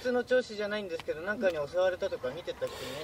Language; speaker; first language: Japanese; native; Japanese